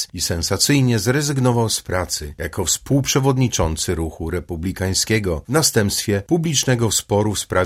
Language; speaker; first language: Polish; native; Polish